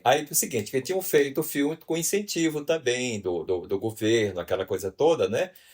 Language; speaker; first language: Portuguese; native; Portuguese